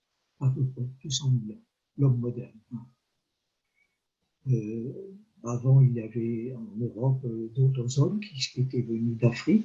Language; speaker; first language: French; native; French